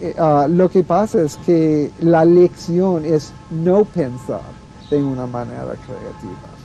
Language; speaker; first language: Spanish; non-native, fluent; English